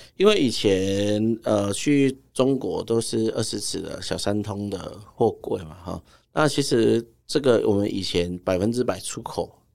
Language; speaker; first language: Chinese; native; Chinese